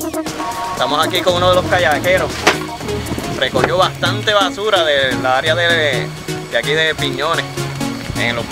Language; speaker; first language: Spanish; early bilingual, heritage; English